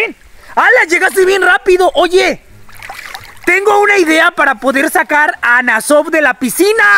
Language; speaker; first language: Spanish; native; Spanish